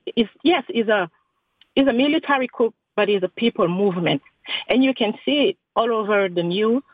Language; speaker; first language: English; non-native, fluent; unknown